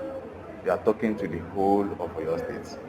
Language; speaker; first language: English; non-native, local second language; Yoruba